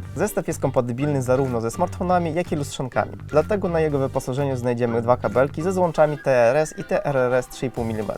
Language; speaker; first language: Polish; native; Polish